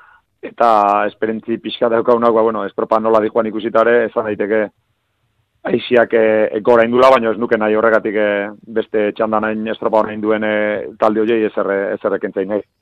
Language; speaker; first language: Basque; native; Basque